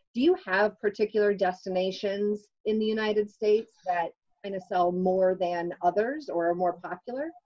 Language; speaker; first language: English; native; English